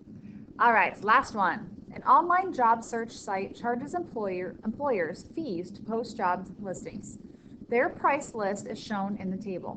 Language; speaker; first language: English; native; English